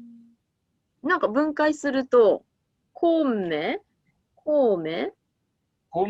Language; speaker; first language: Japanese; native; Japanese